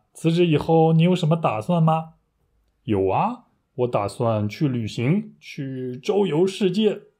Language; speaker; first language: Chinese; native; Chinese